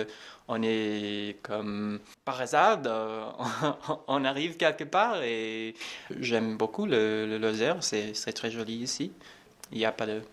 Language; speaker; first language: French; non-native, fluent; English